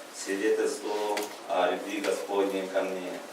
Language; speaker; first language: Russian; non-native, local second language; Uzbek